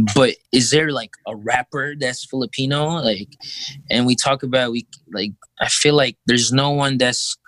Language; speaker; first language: English; early bilingual, other home language; Filipino